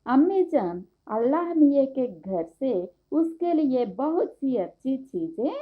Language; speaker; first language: Hindi; non-native, local second language; Telugu